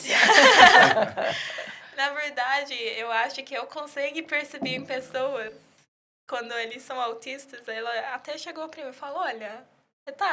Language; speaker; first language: Portuguese; early bilingual, heritage; English